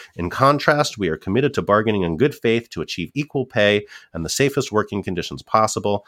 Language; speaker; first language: English; native; English